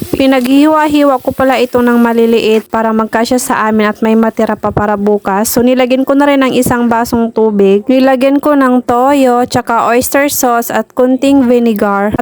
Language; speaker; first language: Filipino; non-native, local second language; Cebuano